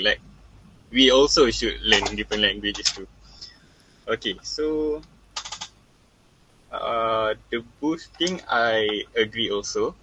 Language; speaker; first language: English; non-native, local second language; Malay